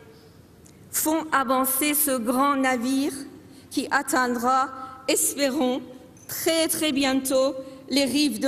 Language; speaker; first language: French; non-native, fluent; Persian